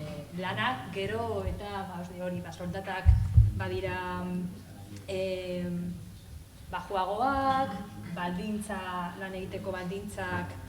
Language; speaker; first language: Basque; non-native, local second language; Spanish